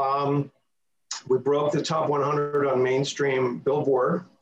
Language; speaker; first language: English; native; English